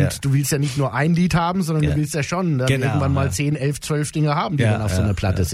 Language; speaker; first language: German; native; German